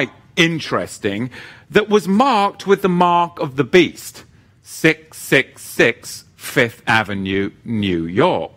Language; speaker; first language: English; native; English